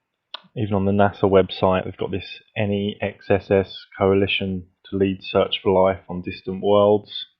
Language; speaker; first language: English; native; English